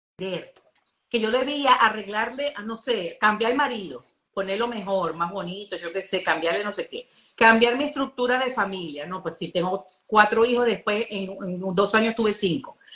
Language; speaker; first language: Spanish; native; Spanish